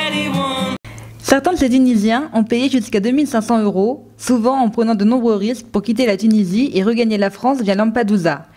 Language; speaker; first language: French; native; French